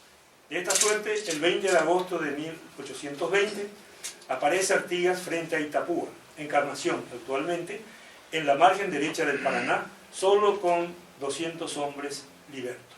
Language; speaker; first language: Spanish; native; Spanish